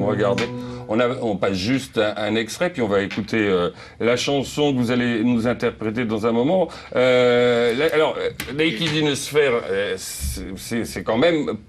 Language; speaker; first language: French; native; French